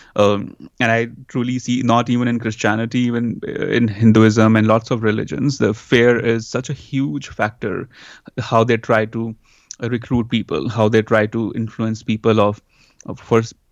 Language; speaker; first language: English; non-native, local second language; Hindi